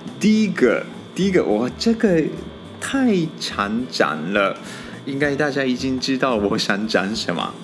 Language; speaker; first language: Chinese; non-native, fluent; Japanese